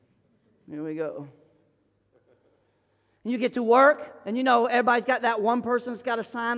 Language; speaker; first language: English; native; English